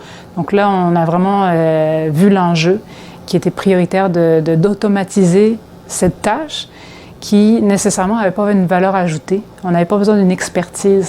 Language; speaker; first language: French; native; French